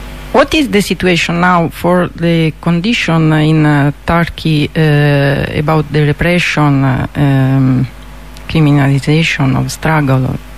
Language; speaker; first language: English; non-native, learner; Italian